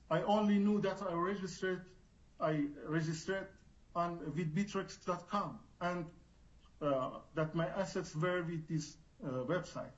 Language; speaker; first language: English; non-native, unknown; Persian